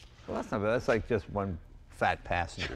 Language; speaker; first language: English; native; English